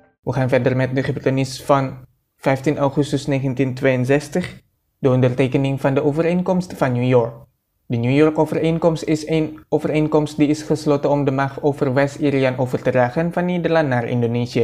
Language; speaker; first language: Dutch; non-native, fluent; Indonesian